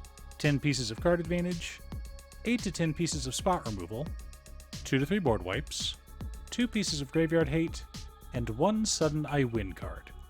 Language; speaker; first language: English; native; English